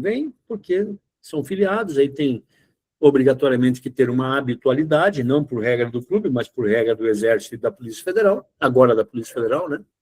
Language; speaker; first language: Portuguese; native; Portuguese